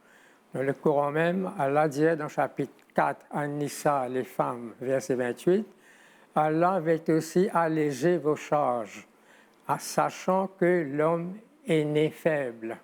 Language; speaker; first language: French; non-native, local second language; Morisyen